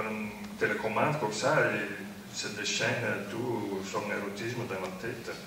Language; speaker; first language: French; non-native, fluent; Italian